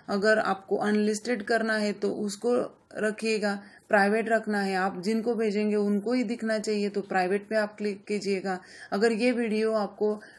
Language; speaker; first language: Hindi; non-native, local second language; Marathi